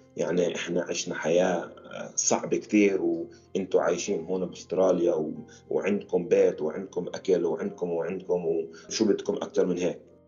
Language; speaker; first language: Arabic; early bilingual, heritage; Arabic